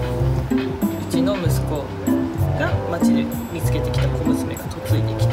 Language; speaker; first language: Japanese; native; Japanese